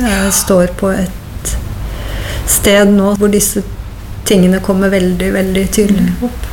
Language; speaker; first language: Swedish; non-native, fluent; Norwegian